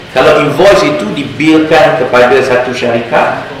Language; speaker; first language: English; non-native, local second language; Malay